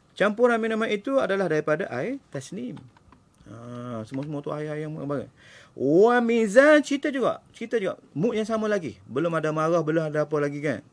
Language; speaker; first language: Malay; native; Malay